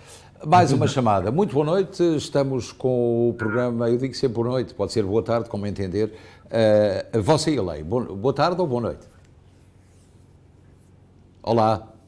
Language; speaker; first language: Portuguese; native; Portuguese